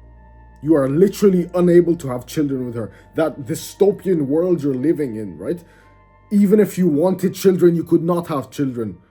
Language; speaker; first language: English; native; English